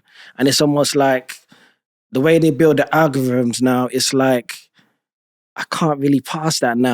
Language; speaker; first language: English; native; English